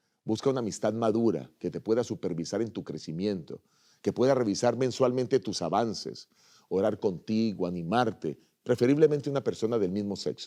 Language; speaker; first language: Spanish; native; Spanish